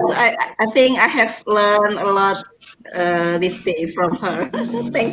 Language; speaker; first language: English; non-native, learner; Indonesian